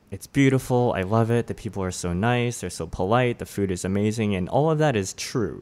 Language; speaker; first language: English; native; English